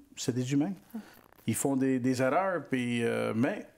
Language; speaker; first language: French; native; French